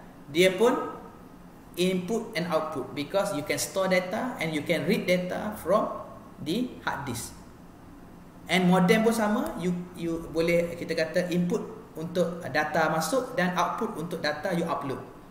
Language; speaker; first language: English; non-native, local second language; Malay